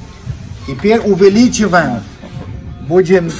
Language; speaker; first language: Russian; non-native, fluent; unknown